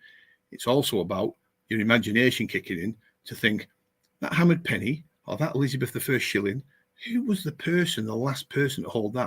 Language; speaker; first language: English; native; English